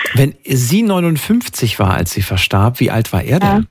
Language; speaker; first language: German; native; German